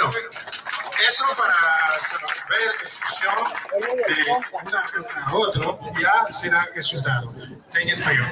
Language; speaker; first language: Spanish; non-native, fluent; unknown